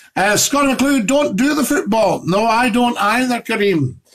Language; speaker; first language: English; native; English